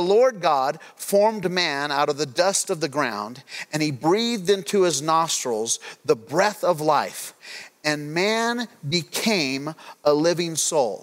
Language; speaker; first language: English; native; English